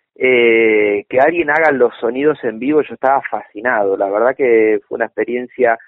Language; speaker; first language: Spanish; native; Spanish